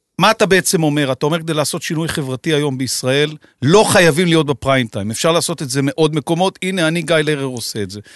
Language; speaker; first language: Hebrew; native; Hebrew